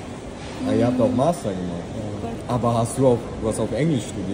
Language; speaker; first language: German; native; German